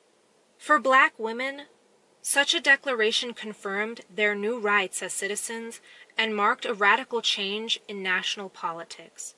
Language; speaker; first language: English; native; English